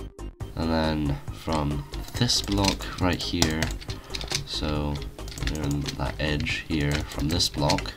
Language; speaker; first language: English; native; English